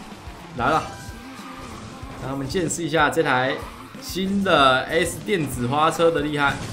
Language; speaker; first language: Chinese; native; Chinese